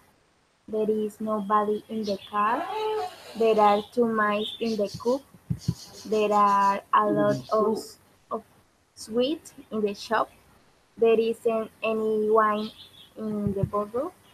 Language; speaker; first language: English; non-native, learner; Spanish